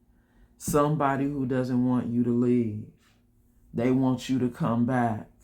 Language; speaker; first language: English; native; English